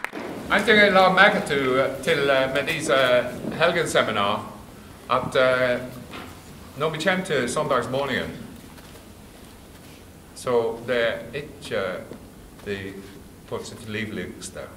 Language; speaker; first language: Norwegian; non-native, fluent; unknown